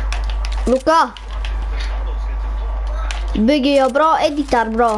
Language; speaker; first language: Swedish; early bilingual, other home language; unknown